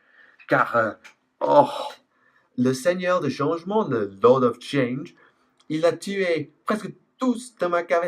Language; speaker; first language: French; non-native, fluent; English